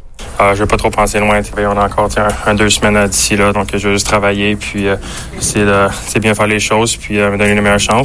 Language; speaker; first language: French; native; French